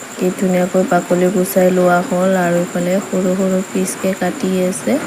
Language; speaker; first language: Assamese; non-native, local second language; Bodo